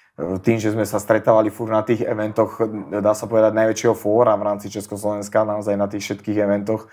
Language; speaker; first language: Slovak; native; Slovak